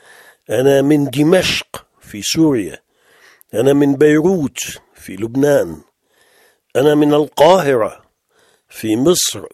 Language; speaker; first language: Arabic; non-native, fluent; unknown